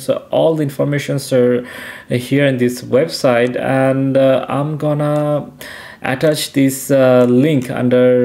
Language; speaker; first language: English; non-native, local second language; Bangla